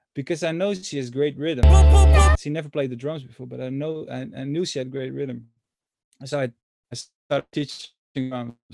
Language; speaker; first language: English; non-native, fluent; Dutch